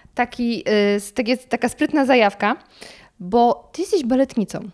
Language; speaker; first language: Polish; native; Polish